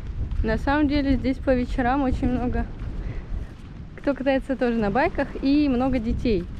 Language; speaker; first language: Russian; native; Russian